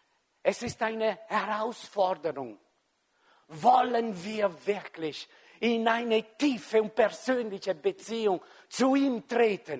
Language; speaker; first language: German; non-native, fluent; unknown